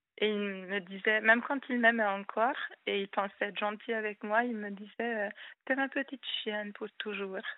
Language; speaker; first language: French; non-native, fluent; Hungarian